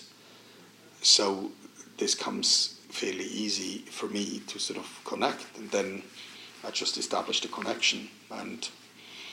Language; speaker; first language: English; non-native, fluent; Swiss German